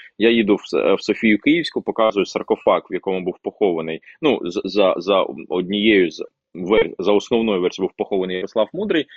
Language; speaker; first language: Ukrainian; non-native, local second language; Russian